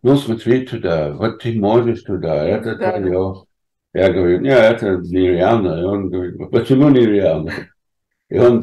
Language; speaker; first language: Russian; non-native, fluent; English